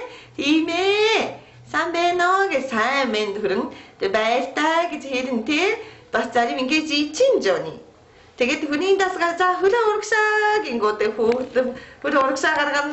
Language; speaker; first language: Mongolian; non-native, learner; Japanese